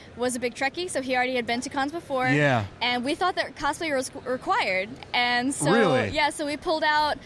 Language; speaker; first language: English; native; English